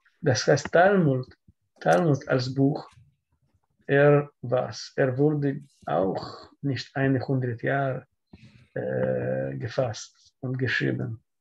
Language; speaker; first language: German; non-native, learner; Russian